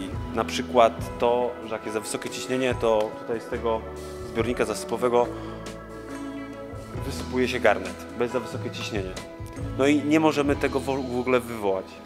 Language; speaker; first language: Polish; native; Polish